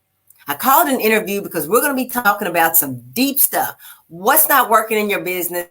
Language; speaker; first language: English; native; English